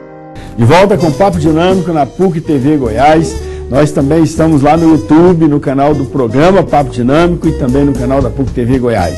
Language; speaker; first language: Portuguese; native; Portuguese